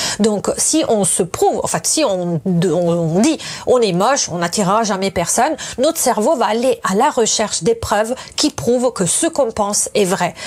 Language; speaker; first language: French; non-native, fluent; Italian